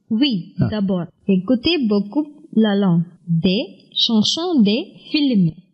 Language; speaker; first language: French; non-native, learner; Tamil